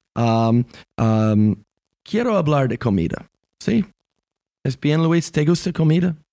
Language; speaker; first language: Spanish; non-native, learner; English